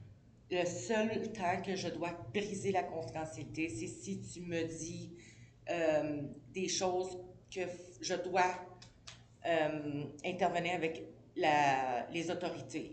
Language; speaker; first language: French; native; French